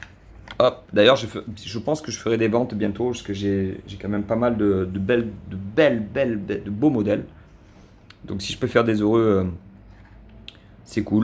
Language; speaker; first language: French; native; French